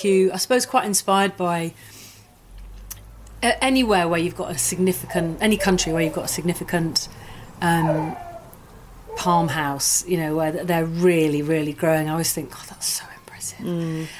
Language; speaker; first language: English; native; English